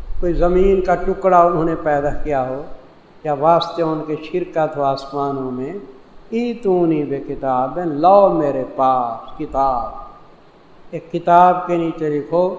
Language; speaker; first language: Urdu; non-native, local second language; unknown